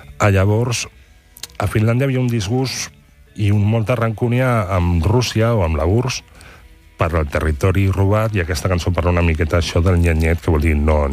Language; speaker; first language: Catalan; non-native, local second language; Spanish